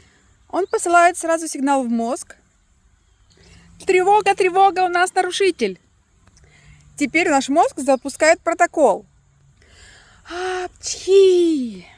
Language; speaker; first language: Russian; native; Russian